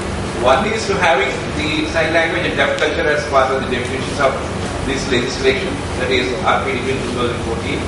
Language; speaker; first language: English; non-native, local second language; Telugu